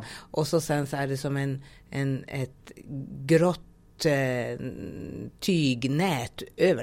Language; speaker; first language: Swedish; native; Swedish